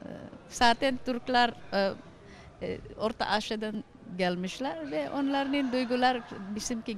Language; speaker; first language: Turkish; non-native, fluent; Filipino